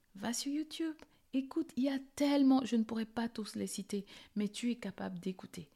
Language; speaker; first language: French; native; French